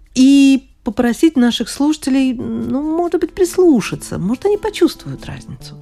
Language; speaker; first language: Russian; native; Russian